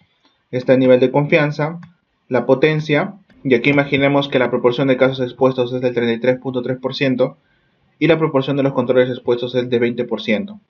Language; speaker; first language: Spanish; native; Spanish